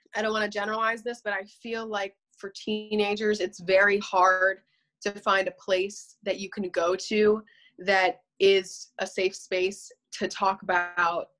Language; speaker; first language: English; native; English